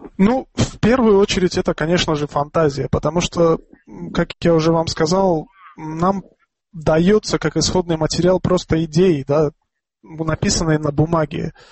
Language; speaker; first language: Russian; non-native, local second language; Tajik